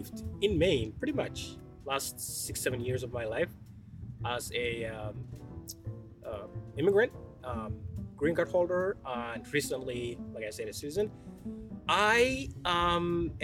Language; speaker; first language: English; non-native, fluent; Somali